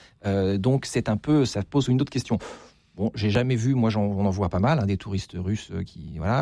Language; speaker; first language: French; native; French